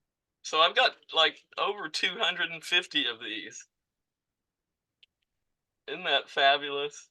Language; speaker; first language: English; native; English